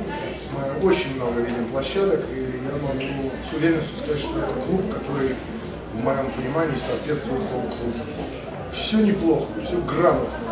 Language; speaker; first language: Russian; native; Russian